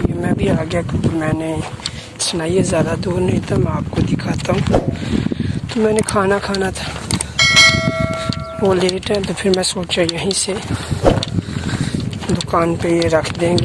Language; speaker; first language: Hindi; non-native, local second language; Punjabi